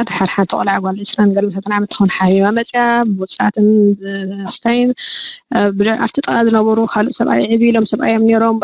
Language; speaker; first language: Tigrinya; native; Tigrinya